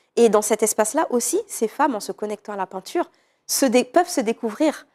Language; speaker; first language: French; native; French